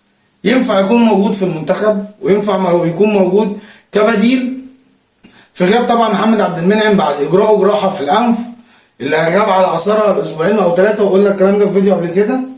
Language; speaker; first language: Arabic; native; Arabic